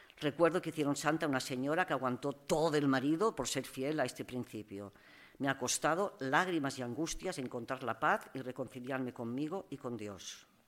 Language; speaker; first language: Spanish; non-native, local second language; Catalan